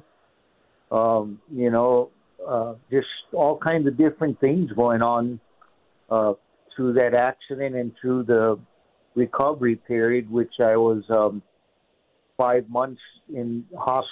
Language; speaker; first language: English; native; English